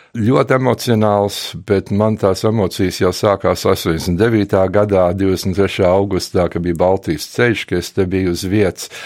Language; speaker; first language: Latvian; early bilingual, heritage; Latvian